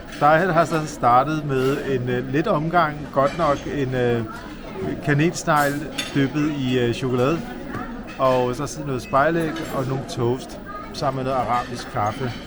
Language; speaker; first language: Danish; early bilingual, other home language; Urdu